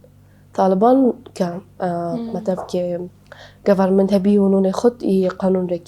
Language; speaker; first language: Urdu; non-native, learner; Persian